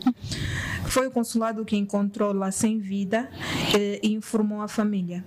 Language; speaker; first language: Portuguese; native; Portuguese